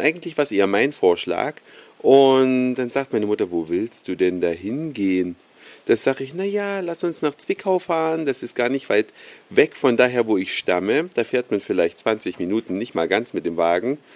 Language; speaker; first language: German; native; German